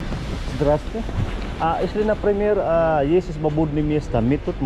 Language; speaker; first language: Russian; non-native, learner; Cebuano